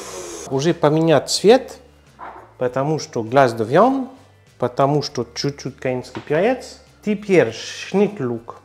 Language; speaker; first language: Russian; non-native, learner; French